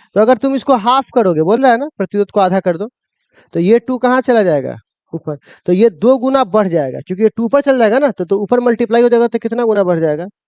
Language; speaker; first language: Hindi; native; Hindi